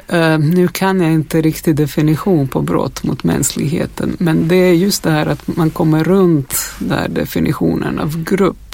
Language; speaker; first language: Swedish; non-native, fluent; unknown